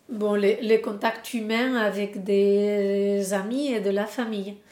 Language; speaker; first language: French; non-native, fluent; Spanish